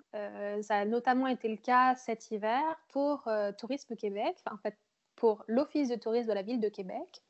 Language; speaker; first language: French; native; French